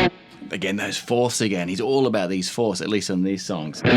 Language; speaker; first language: English; native; English